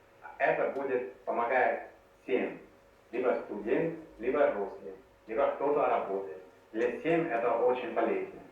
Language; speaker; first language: Russian; non-native, learner; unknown